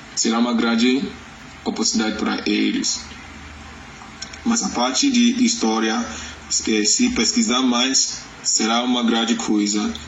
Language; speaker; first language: Portuguese; non-native, learner; Yoruba